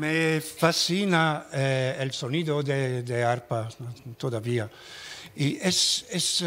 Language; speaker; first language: Spanish; non-native, learner; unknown